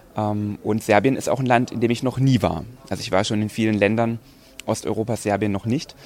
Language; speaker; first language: German; native; German